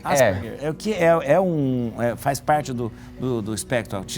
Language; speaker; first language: Portuguese; native; Portuguese